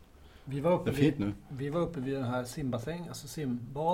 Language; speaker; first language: Swedish; native; Swedish